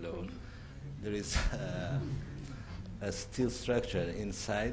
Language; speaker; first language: English; non-native, learner; Portuguese